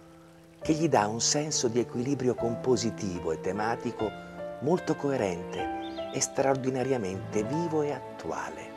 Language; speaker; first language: Italian; native; Italian